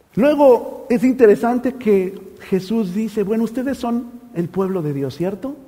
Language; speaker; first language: Spanish; native; Spanish